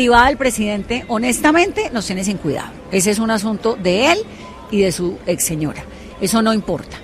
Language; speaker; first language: Spanish; native; Spanish